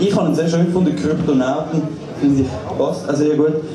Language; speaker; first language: German; native; German